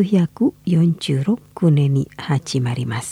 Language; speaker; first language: Japanese; non-native, fluent; Indonesian